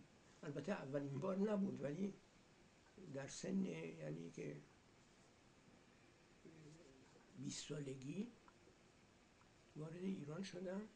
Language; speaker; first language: Persian; early bilingual, heritage; Persian